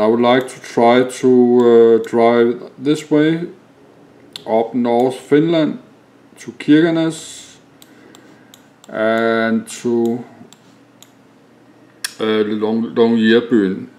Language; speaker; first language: English; non-native, learner; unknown